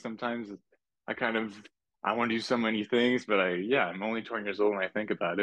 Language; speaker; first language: English; native; English